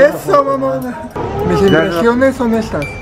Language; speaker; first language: Spanish; native; Spanish